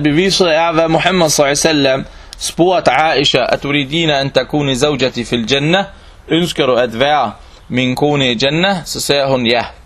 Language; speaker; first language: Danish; non-native, local second language; Arabic